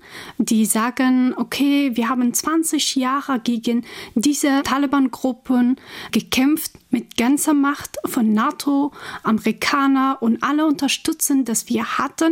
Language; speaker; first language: German; non-native, fluent; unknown